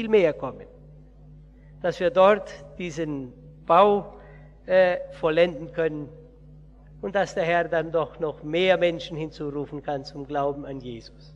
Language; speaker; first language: German; early bilingual, heritage; Portuguese